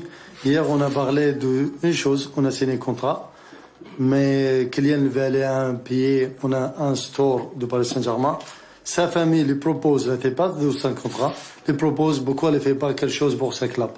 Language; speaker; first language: French; non-native, learner; Arabic